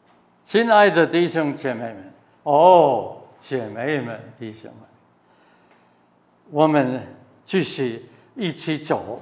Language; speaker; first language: Chinese; non-native, fluent; German